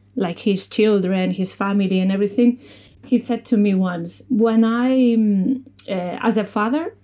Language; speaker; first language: English; non-native, fluent; Spanish